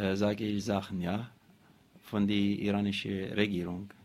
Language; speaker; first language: German; non-native, learner; Arabic